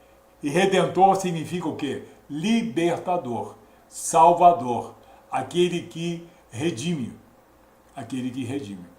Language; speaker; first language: Portuguese; native; Portuguese